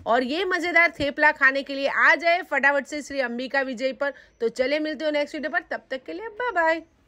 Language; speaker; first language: Hindi; non-native, local second language; Gujarati